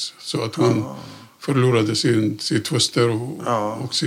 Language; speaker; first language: Swedish; non-native, fluent; Arabic